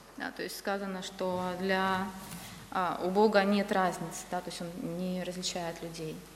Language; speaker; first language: Russian; native; Russian